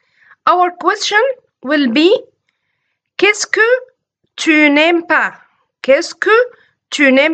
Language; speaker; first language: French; non-native, fluent; Arabic